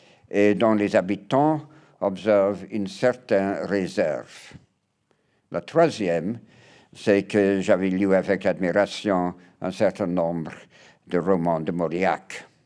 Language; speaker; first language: French; non-native, learner; English